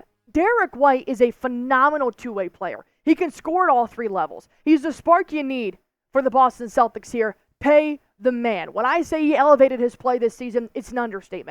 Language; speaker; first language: English; native; English